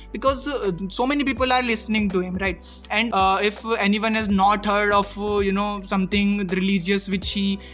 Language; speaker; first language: English; non-native, local second language; Hindi